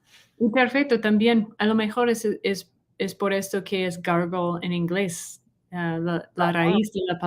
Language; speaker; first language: Spanish; non-native, learner; English